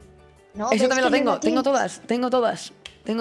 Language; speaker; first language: Spanish; native; Spanish